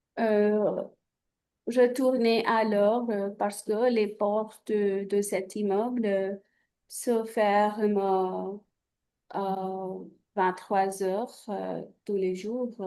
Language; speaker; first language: French; non-native, fluent; Hindi